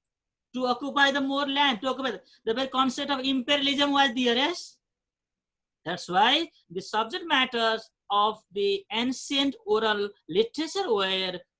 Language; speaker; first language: English; non-native, fluent; Nepali